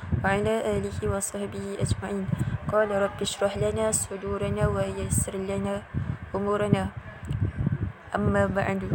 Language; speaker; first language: Arabic; non-native, learner; Malay